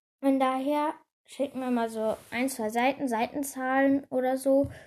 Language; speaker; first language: German; native; German